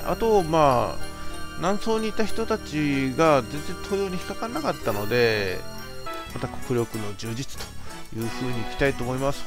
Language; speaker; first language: Japanese; native; Japanese